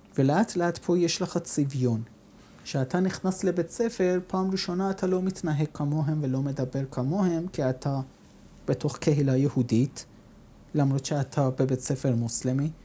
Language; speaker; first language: Hebrew; non-native, fluent; Persian